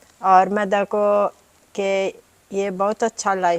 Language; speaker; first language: Hindi; non-native, learner; Italian